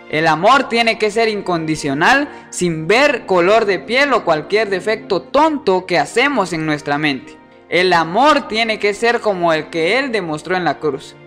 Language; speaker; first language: Spanish; native; Spanish